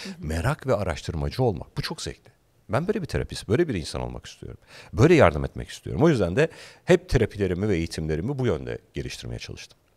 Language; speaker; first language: Turkish; native; Turkish